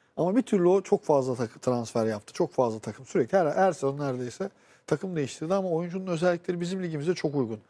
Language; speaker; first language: Turkish; native; Turkish